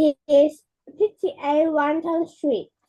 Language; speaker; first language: English; non-native, learner; Vietnamese